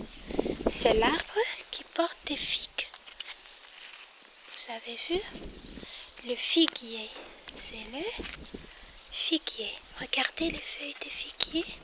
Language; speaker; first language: French; non-native, local second language; Arabic